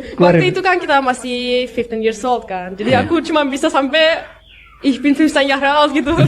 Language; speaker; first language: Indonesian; non-native, fluent; Turkish